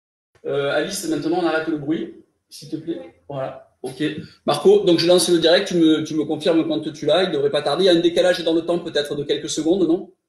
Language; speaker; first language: French; native; French